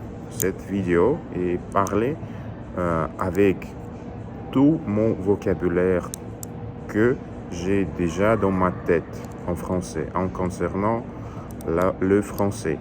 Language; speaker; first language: French; non-native, learner; Russian